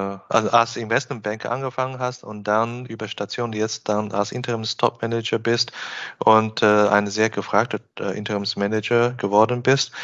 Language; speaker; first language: German; non-native, fluent; Chinese